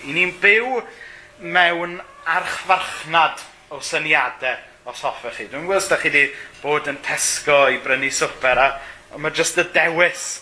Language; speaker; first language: Welsh; native; Welsh